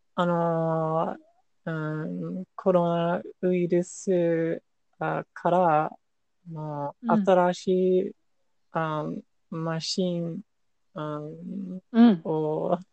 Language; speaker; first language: Japanese; non-native, learner; English